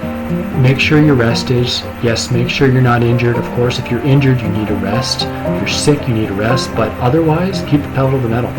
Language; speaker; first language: English; native; English